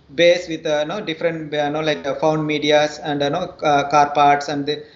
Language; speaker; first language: English; non-native, local second language; Tamil